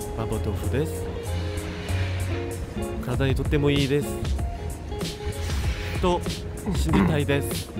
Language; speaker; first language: Japanese; non-native, fluent; Korean